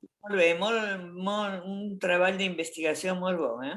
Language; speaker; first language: Catalan; non-native, fluent; Spanish